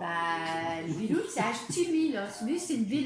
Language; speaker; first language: French; native; French